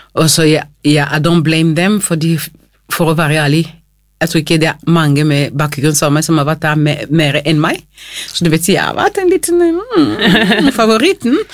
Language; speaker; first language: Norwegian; non-native, fluent; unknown